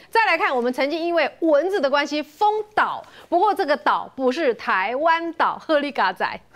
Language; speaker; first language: Chinese; native; Chinese